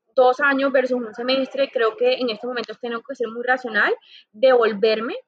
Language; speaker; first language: Spanish; native; Spanish